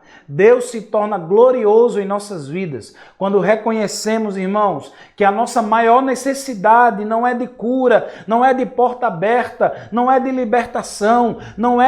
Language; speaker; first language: Portuguese; native; Portuguese